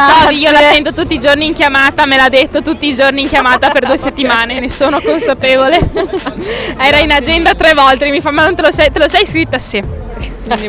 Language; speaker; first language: Italian; native; Italian